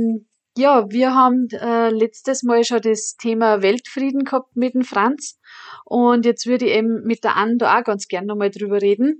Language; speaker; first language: German; native; German